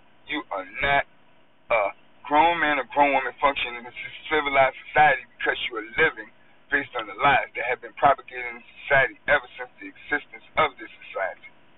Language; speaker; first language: English; native; English